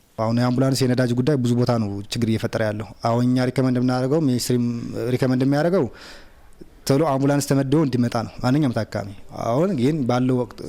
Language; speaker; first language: Amharic; non-native, local second language; Tigrinya